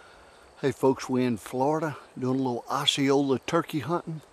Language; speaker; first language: English; native; English